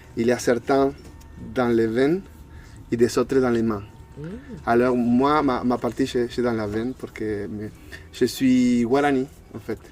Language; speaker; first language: French; non-native, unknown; Spanish